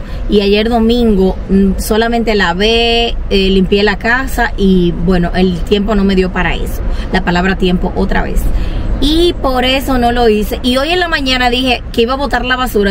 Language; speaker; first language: Spanish; native; Spanish